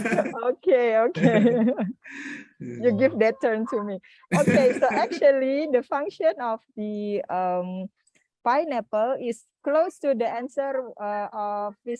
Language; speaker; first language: English; non-native, fluent; Indonesian